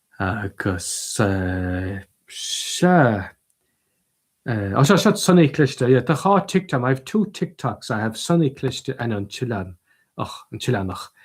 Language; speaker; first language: Irish; native; Irish